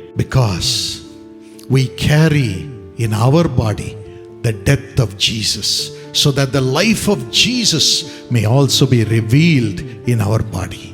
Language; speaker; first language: English; non-native, local second language; Tamil